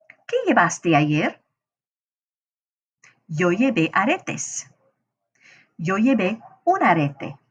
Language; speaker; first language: Spanish; non-native, fluent; English